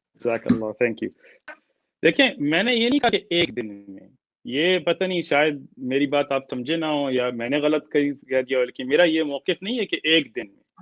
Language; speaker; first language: Urdu; early bilingual, heritage; Urdu